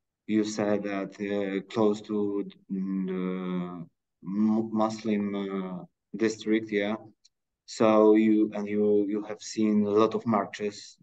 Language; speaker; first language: English; non-native, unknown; Polish